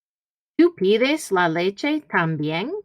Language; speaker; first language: Spanish; early bilingual, heritage; Spanish